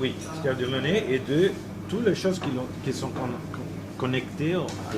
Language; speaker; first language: French; non-native, fluent; Italian